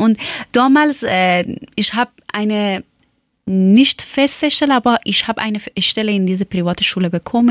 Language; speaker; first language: German; non-native, learner; Persian